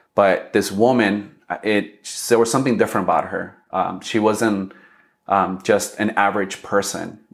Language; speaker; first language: English; early bilingual, other home language; Spanish